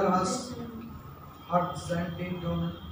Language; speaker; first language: German; non-native, learner; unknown